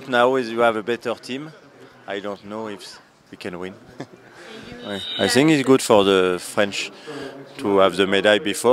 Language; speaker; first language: English; non-native, learner; French